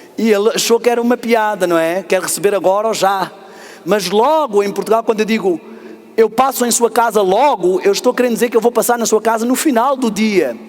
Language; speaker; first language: Portuguese; native; Portuguese